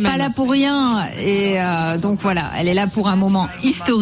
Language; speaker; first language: French; native; French